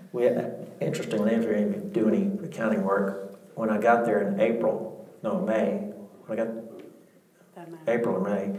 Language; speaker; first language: English; native; English